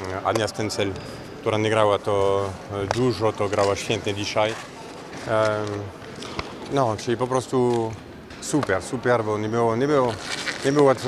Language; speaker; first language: Polish; non-native, fluent; French